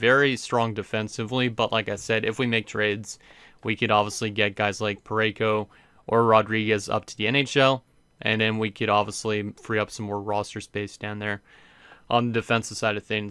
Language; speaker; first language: English; native; English